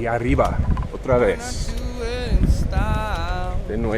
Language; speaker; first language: Spanish; non-native, learner; English